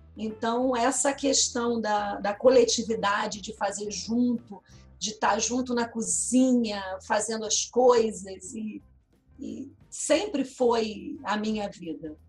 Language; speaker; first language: Portuguese; native; Portuguese